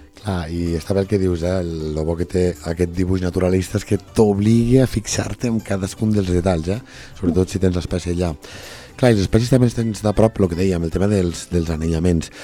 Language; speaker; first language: Catalan; native; Catalan